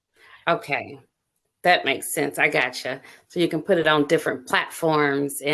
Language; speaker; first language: English; native; English